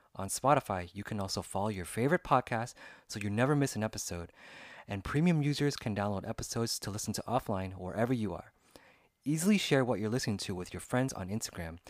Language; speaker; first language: English; early bilingual, other home language; Vietnamese